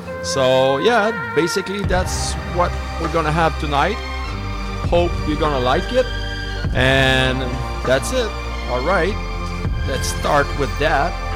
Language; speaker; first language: English; non-native, fluent; French